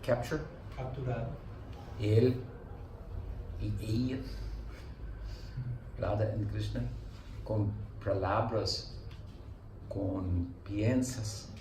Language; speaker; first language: Spanish; non-native, learner; English